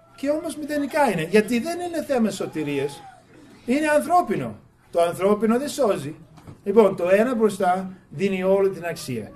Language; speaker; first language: Greek; non-native, fluent; English